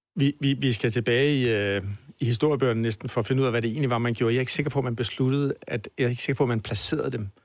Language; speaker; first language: Danish; native; Danish